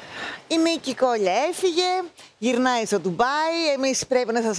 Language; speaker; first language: Greek; native; Greek